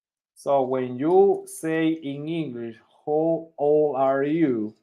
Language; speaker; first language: English; non-native, fluent; Spanish